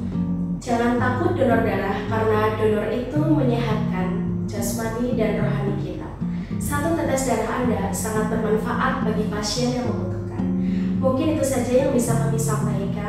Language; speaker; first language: Indonesian; native; Indonesian